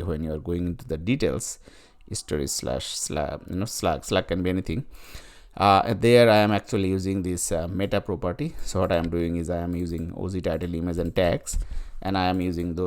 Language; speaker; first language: English; non-native, fluent; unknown